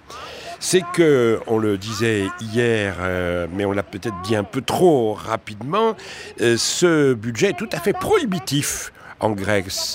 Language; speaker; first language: French; native; French